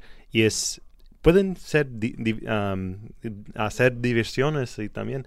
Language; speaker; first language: Spanish; non-native, learner; English